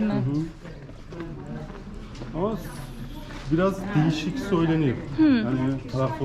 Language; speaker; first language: Turkish; non-native, learner; Persian